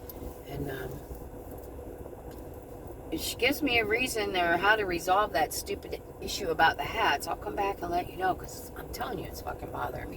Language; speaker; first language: English; native; English